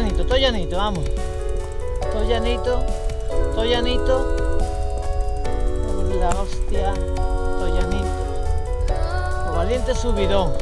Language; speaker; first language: Spanish; native; Spanish